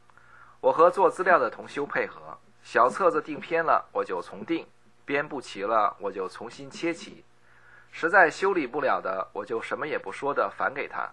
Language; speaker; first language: Chinese; native; Chinese